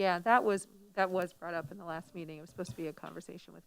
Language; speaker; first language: English; native; English